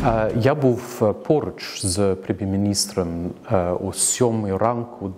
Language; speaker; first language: Ukrainian; non-native, fluent; English